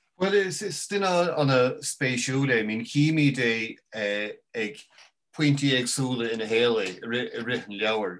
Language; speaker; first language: Irish; non-native, local second language; English